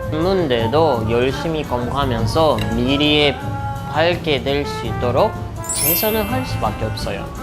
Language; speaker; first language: Korean; non-native, fluent; Portuguese